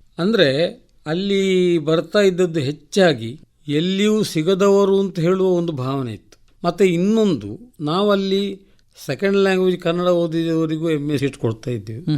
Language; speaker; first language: Kannada; native; Kannada